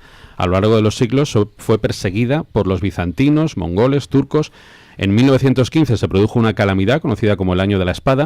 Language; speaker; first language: Spanish; native; Spanish